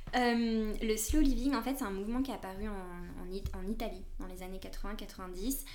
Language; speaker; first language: French; native; French